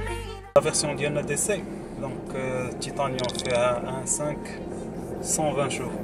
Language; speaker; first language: French; non-native, local second language; Arabic